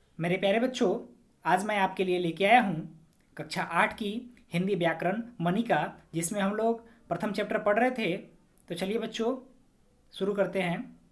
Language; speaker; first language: Hindi; native; Hindi